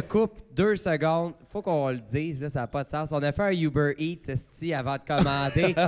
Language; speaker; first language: French; native; French